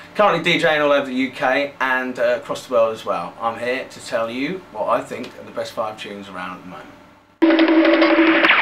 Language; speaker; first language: English; native; English